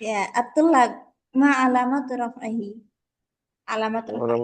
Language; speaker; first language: Arabic; non-native, fluent; Indonesian